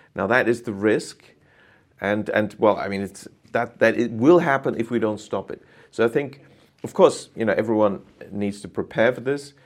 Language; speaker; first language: English; non-native, fluent; German